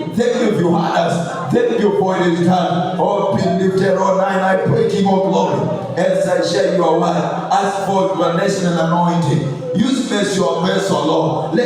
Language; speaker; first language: English; non-native, local second language; Swahili